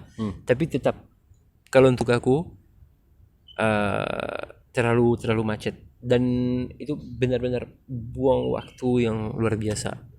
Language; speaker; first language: Indonesian; non-native, fluent; French